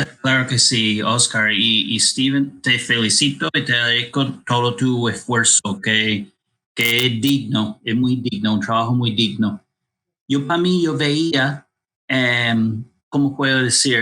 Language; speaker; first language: Spanish; non-native, fluent; English